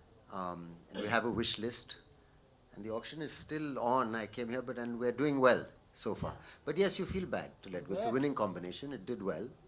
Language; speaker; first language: English; non-native, local second language; Hindi